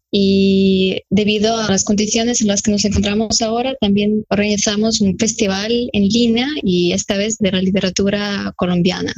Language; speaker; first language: Spanish; non-native, fluent; Ukrainian